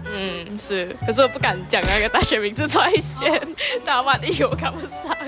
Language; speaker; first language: Chinese; native; Chinese